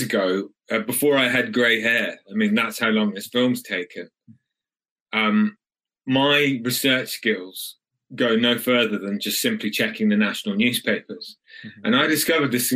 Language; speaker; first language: English; native; English